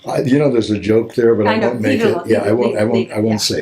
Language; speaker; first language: English; native; English